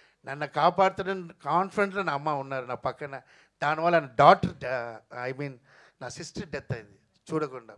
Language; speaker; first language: Telugu; non-native, fluent; Tamil